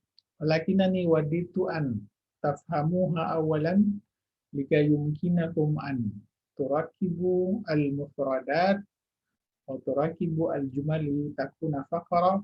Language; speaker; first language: Arabic; non-native, fluent; Indonesian